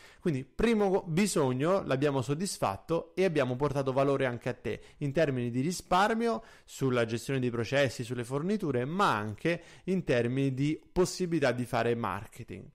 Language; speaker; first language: Italian; native; Italian